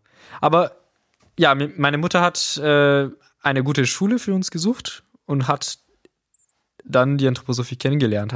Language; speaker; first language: German; non-native, fluent; Portuguese